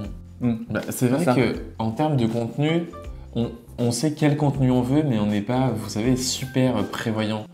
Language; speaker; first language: French; native; French